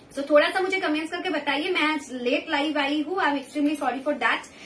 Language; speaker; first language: Hindi; non-native, local second language; Bangla